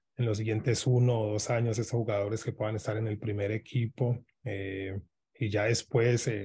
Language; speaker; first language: Spanish; native; Spanish